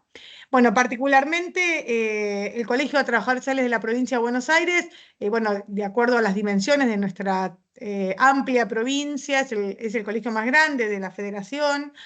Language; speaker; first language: Spanish; native; Spanish